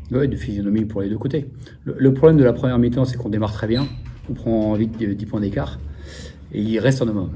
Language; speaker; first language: French; native; French